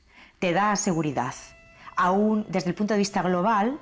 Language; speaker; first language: Spanish; native; Spanish